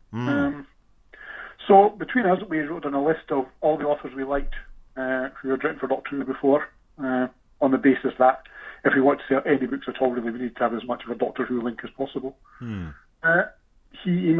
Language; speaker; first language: English; native; English